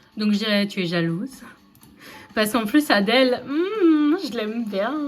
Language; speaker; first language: French; native; French